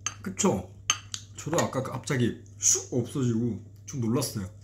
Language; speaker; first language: Korean; non-native, fluent; Chinese